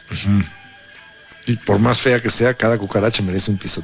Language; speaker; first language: Spanish; native; Spanish